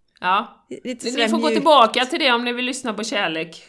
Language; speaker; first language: Swedish; native; Swedish